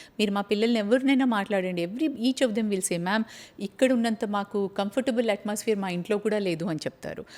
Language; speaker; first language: Telugu; native; Telugu